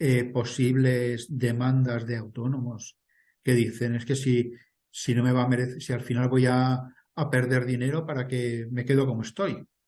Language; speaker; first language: Spanish; native; Spanish